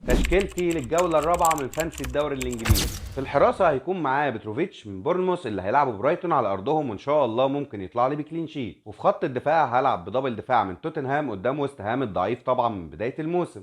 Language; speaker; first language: Arabic; native; Arabic